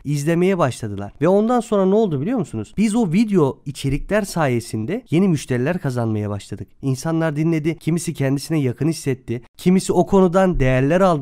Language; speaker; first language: Turkish; native; Turkish